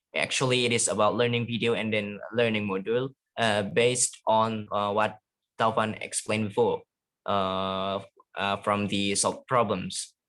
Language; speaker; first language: English; non-native, fluent; Indonesian